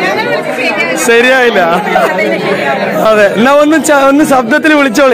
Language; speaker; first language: Malayalam; native; Malayalam